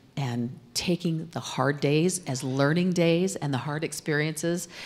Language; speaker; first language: English; native; English